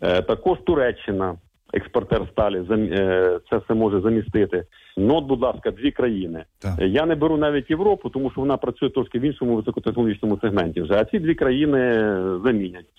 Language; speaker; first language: Ukrainian; native; Ukrainian